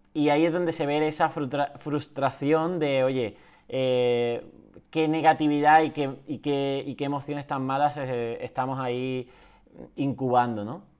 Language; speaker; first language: Spanish; native; Spanish